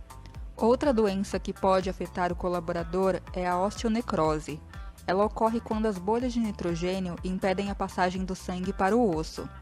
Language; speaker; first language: Portuguese; native; Portuguese